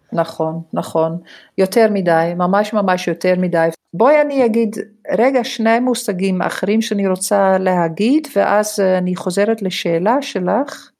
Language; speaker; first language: Hebrew; non-native, fluent; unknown